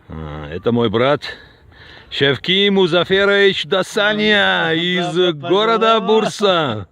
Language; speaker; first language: Russian; native; Russian